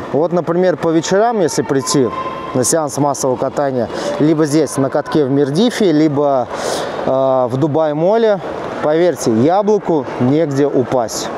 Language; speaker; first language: Russian; native; Russian